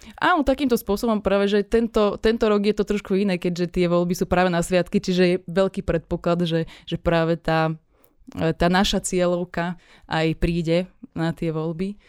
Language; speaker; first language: Slovak; native; Slovak